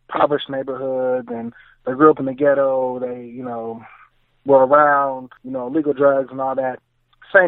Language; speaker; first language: English; native; English